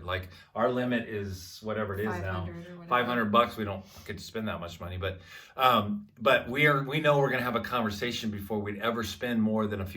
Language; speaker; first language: English; native; English